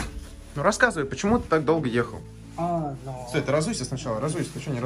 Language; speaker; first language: Russian; native; Russian